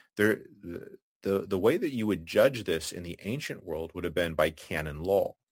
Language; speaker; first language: English; native; English